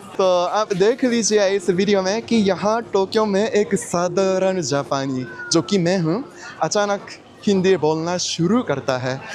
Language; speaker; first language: Hindi; non-native, fluent; Japanese